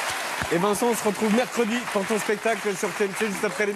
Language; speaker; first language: French; native; French